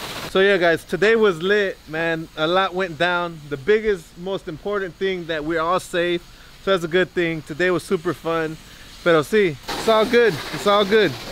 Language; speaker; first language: English; early bilingual, other home language; Spanish